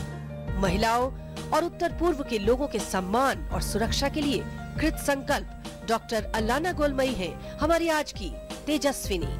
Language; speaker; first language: Hindi; native; Hindi